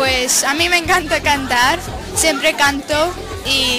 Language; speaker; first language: Spanish; early bilingual, other home language; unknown